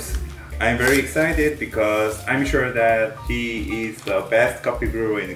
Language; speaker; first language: English; non-native, learner; Korean